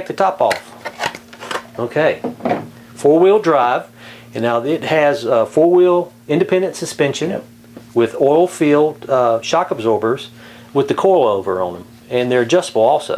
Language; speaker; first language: English; native; English